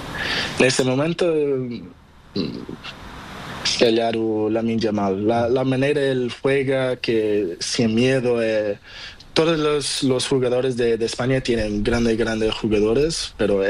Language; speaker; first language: Spanish; non-native, learner; Portuguese